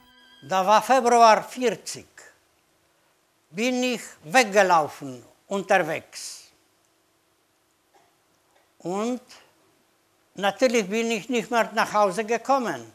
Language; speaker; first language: German; non-native, learner; Polish